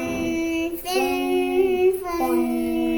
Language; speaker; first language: Arabic; non-native, learner; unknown